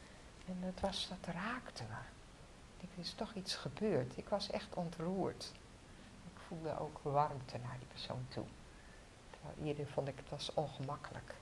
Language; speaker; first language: Dutch; native; Dutch